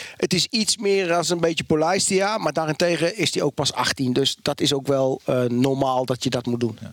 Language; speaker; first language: Dutch; native; Dutch